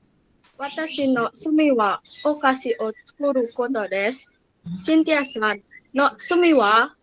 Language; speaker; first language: Japanese; non-native, learner; Indonesian